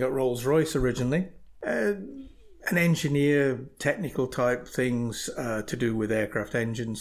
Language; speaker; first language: English; native; English